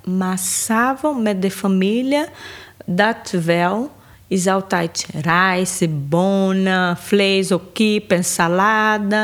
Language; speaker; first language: Dutch; non-native, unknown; Portuguese